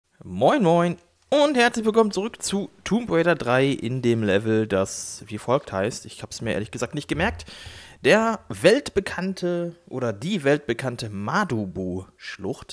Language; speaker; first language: German; native; German